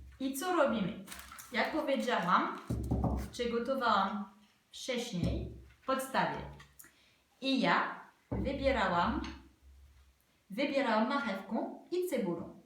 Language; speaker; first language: Polish; non-native, learner; French